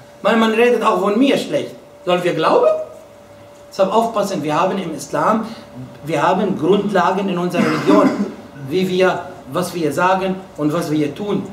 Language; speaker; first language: German; non-native, fluent; Arabic